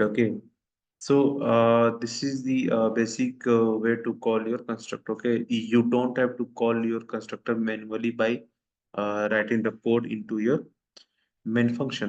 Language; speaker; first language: English; non-native, local second language; Hindi